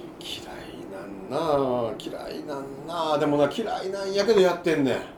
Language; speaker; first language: Japanese; native; Japanese